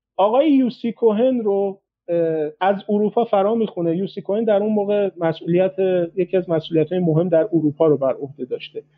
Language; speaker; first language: Persian; native; Persian